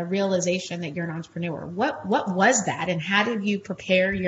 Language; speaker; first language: English; native; English